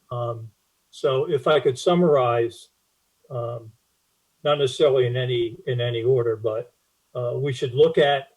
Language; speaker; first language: English; native; English